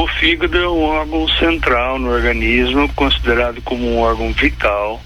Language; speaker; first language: Portuguese; native; Portuguese